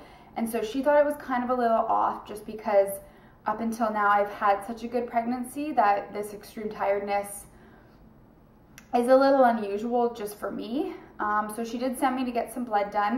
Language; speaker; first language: English; native; English